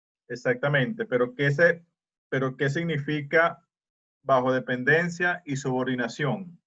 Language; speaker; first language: Spanish; native; Spanish